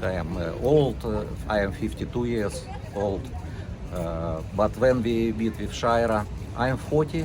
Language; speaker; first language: English; non-native, learner; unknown